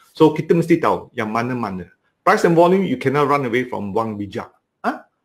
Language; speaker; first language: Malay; non-native, local second language; Cantonese